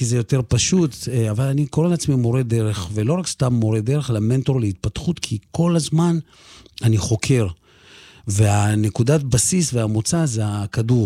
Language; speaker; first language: Hebrew; early bilingual, other home language; Russian